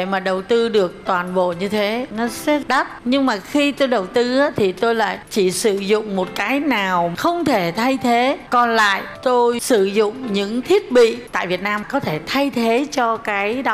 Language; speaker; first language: Vietnamese; native; Vietnamese